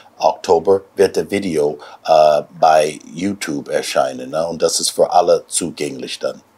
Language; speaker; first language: German; non-native, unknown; English